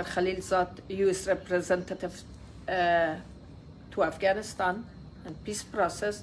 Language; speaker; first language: English; non-native, learner; Persian